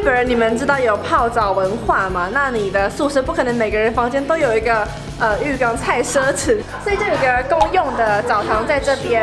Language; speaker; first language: Chinese; native; Chinese